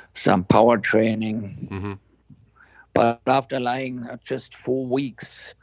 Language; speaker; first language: English; non-native, fluent; German